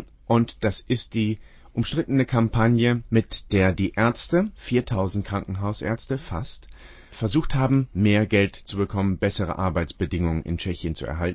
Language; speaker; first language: German; native; German